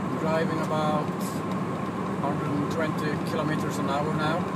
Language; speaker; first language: English; non-native, fluent; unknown